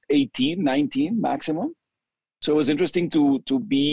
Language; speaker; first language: English; early bilingual, other home language; Spanish